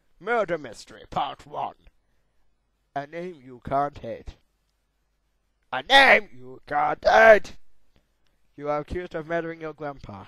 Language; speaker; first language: English; native; English